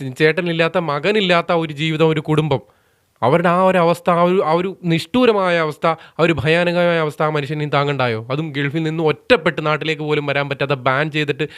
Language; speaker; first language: Malayalam; native; Malayalam